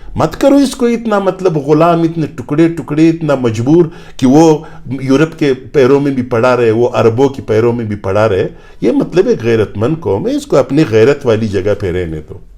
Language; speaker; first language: Urdu; non-native, local second language; Pashto